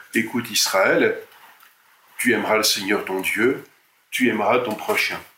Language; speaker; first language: French; native; French